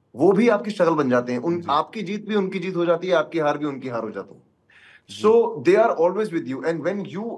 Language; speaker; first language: Hindi; native; Hindi